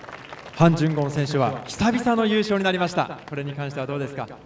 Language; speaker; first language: Japanese; native; Japanese